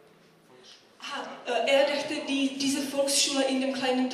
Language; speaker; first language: German; non-native, fluent; Czech